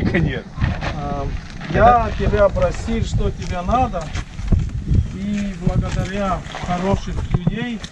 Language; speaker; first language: Russian; non-native, learner; Estonian